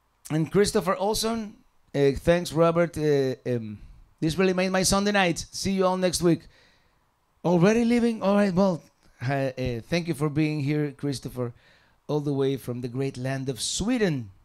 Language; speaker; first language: English; non-native, fluent; Spanish